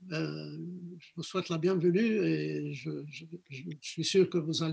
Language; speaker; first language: French; non-native, local second language; Arabic